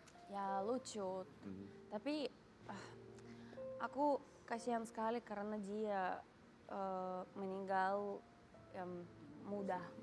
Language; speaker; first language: Indonesian; non-native, learner; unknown